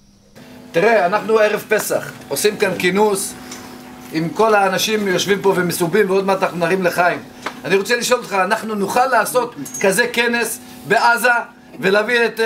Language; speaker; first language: Hebrew; native; Hebrew